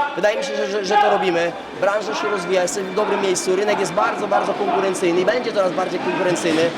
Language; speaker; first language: Polish; native; Polish